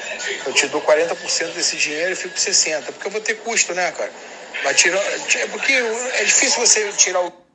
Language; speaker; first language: Portuguese; native; Portuguese